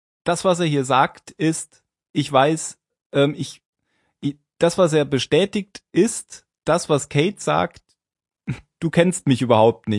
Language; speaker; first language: German; native; German